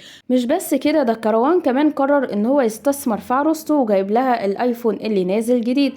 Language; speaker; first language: Arabic; native; Arabic